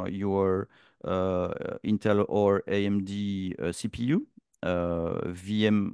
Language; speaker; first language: English; non-native, fluent; French